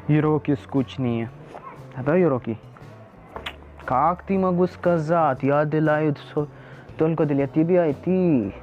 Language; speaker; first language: Russian; non-native, learner; Hindi